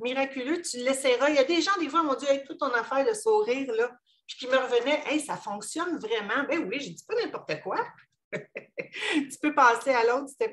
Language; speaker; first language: French; native; French